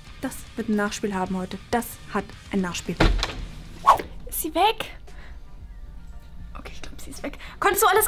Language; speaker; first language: German; native; German